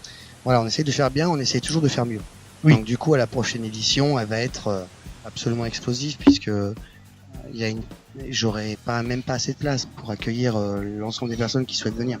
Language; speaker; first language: French; native; French